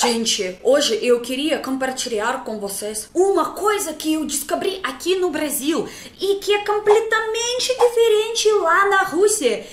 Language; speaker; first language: Portuguese; non-native, fluent; Russian